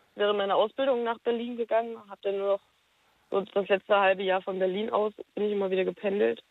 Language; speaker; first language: German; native; German